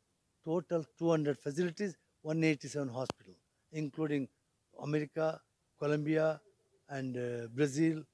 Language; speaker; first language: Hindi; non-native, local second language; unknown